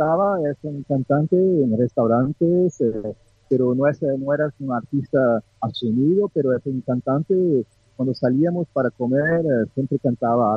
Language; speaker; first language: Spanish; non-native, learner; Portuguese